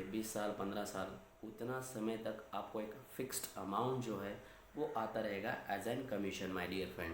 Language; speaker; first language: Hindi; non-native, local second language; Marathi